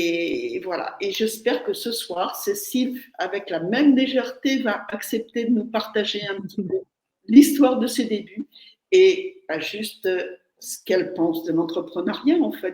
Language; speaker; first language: French; native; French